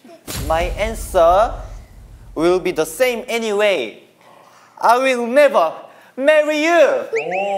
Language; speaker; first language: English; non-native, learner; Korean